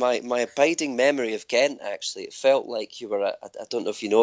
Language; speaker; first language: English; native; English